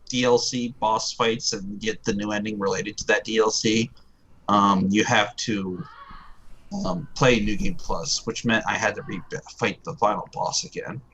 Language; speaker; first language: English; native; English